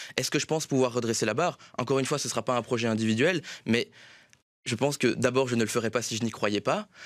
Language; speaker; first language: French; native; French